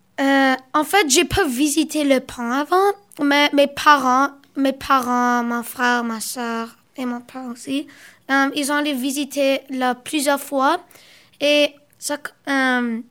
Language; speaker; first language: French; early bilingual, other home language; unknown